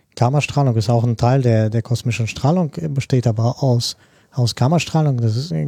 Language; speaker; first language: German; non-native, fluent; Russian